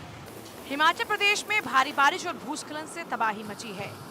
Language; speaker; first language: Hindi; native; Hindi